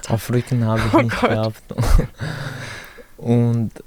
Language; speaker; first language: German; non-native, learner; Chechen